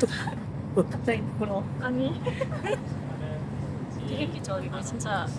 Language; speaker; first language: Korean; non-native, learner; Indonesian